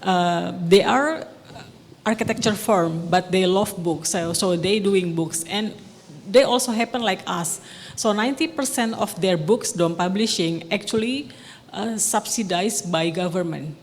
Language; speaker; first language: English; non-native, local second language; Indonesian